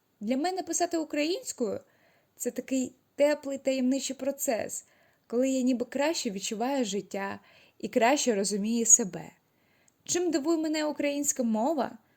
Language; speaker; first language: Ukrainian; non-native, local second language; Russian